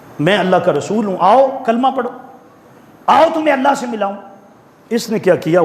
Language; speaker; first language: Urdu; non-native, local second language; Punjabi